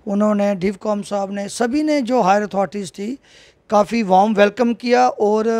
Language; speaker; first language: Hindi; native; Hindi